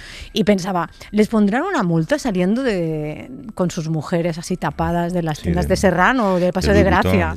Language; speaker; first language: Spanish; native; Spanish